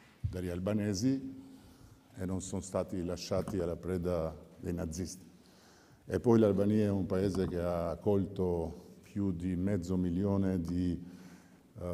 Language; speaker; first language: Italian; non-native, fluent; Albanian